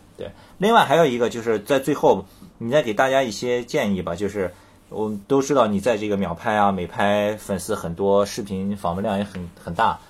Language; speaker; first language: Chinese; native; Chinese